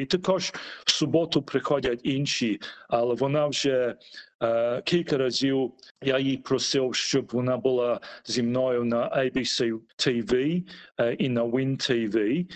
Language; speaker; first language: Ukrainian; early bilingual, heritage; Ukrainian